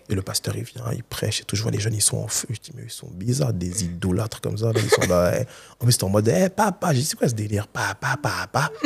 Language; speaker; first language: French; early bilingual, other home language; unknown